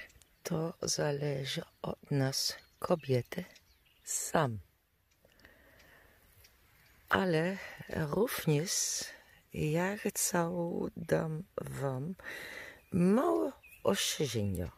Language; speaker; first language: Polish; non-native, learner; Dutch